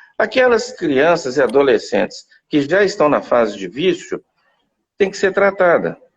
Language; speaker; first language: Portuguese; native; Portuguese